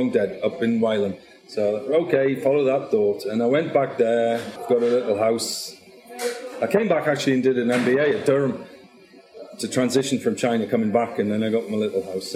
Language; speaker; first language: English; native; English